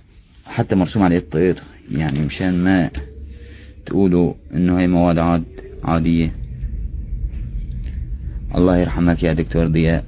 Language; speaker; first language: Arabic; native; Arabic